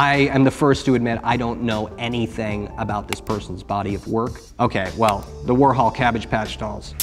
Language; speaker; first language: English; native; English